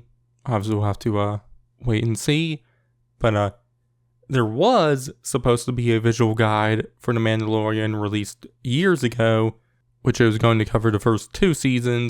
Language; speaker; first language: English; native; English